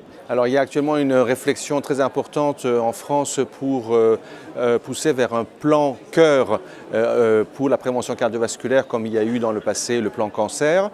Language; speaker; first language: French; native; French